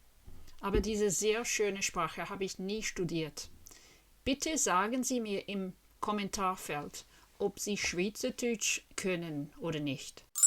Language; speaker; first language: German; non-native, fluent; English